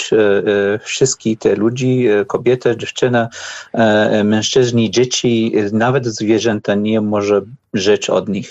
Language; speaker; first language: Polish; non-native, learner; Arabic